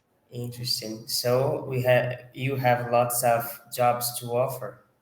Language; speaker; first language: English; non-native, fluent; Portuguese